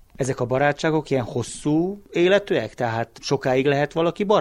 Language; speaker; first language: Hungarian; native; Hungarian